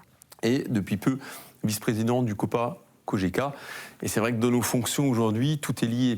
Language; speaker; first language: French; native; French